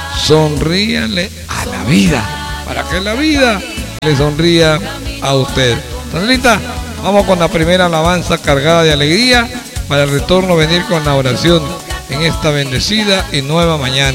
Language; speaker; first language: Spanish; native; Spanish